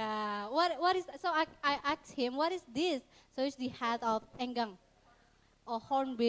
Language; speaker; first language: English; non-native, fluent; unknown